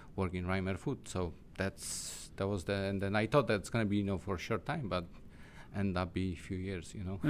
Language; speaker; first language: English; non-native, learner; Polish